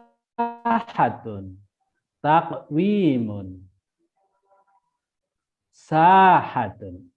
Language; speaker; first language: Arabic; non-native, fluent; Indonesian